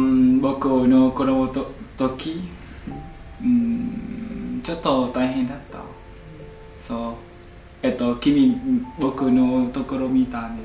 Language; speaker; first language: Japanese; non-native, learner; Vietnamese